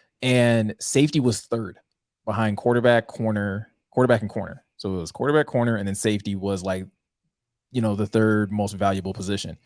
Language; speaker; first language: English; native; English